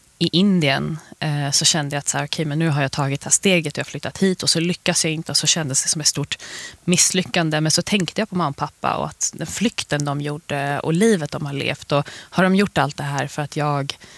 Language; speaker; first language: Swedish; early bilingual, other home language; Persian